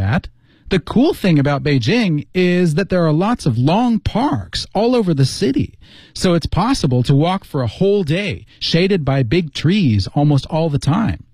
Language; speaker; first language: English; native; English